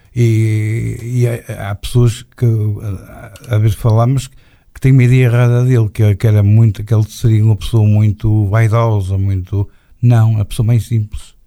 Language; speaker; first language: Portuguese; native; Portuguese